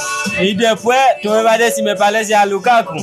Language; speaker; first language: Spanish; non-native, learner; Haitian Creole